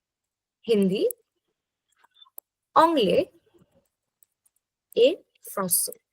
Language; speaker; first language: French; non-native, fluent; English